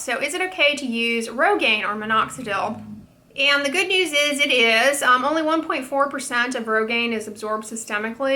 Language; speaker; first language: English; native; English